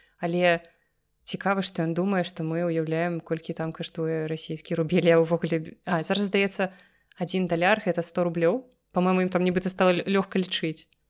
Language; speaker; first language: Belarusian; native; Belarusian